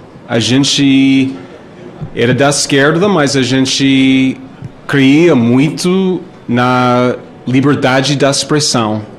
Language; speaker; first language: Portuguese; non-native, fluent; English